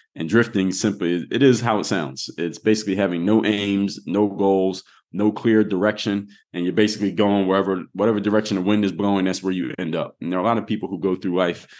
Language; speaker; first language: English; native; English